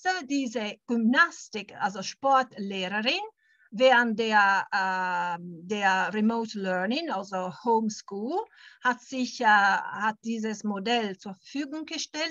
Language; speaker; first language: German; early bilingual, heritage; German